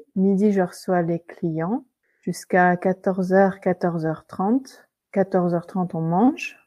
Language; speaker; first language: French; native; French